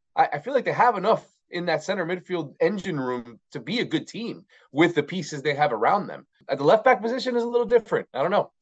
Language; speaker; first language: English; native; English